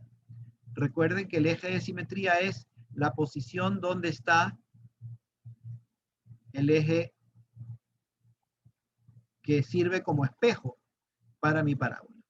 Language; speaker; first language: Spanish; native; Spanish